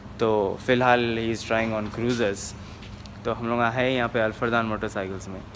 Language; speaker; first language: Hindi; native; Hindi